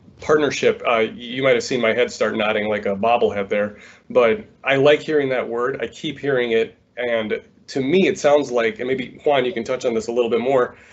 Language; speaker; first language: English; native; English